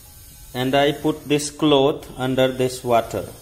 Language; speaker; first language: English; non-native, learner; Hindi